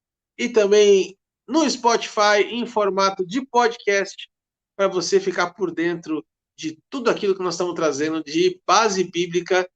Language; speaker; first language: Portuguese; native; Portuguese